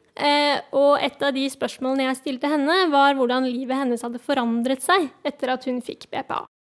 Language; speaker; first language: Norwegian; native; Norwegian